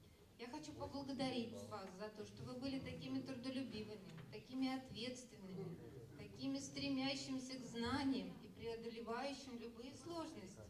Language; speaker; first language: Russian; native; Russian